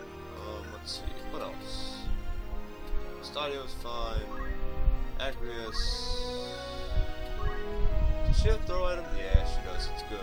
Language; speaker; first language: English; native; English